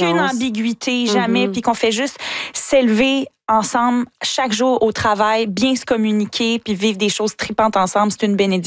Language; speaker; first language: French; native; French